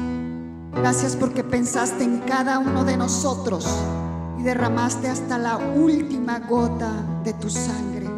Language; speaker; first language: Spanish; native; Spanish